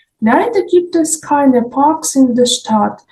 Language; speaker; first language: German; non-native, fluent; Ukrainian